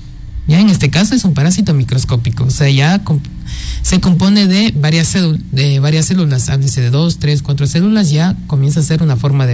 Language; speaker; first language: Spanish; native; Spanish